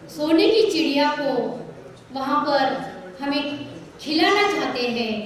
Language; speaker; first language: Hindi; non-native, local second language; Marathi